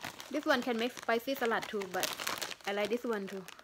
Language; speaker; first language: English; non-native, learner; Thai